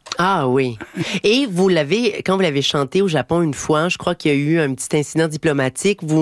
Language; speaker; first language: French; native; French